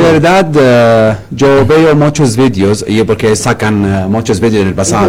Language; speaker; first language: Spanish; non-native, learner; Arabic